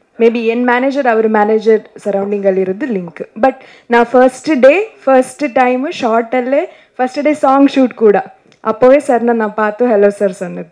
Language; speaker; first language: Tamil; non-native, learner; Kannada